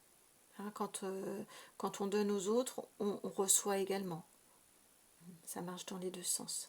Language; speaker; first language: French; native; French